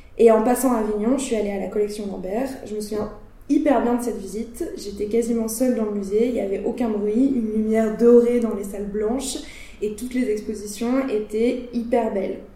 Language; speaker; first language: French; native; French